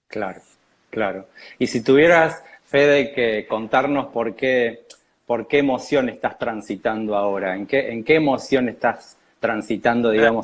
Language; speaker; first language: Spanish; native; Spanish